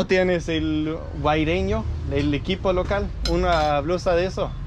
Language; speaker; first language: Spanish; non-native, fluent; Danish